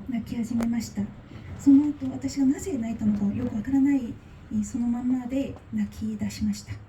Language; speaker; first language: Japanese; non-native, fluent; Korean